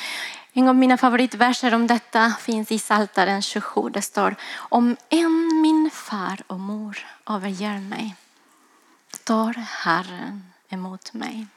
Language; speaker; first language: Swedish; non-native, fluent; Spanish